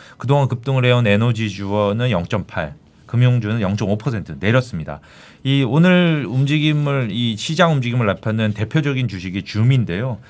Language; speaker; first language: Korean; native; Korean